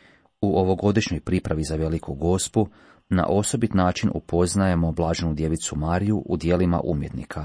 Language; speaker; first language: Croatian; native; Croatian